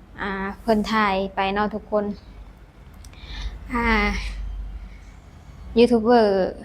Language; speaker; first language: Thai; non-native, local second language; Lao